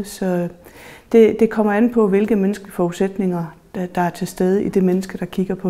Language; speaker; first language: Danish; native; Danish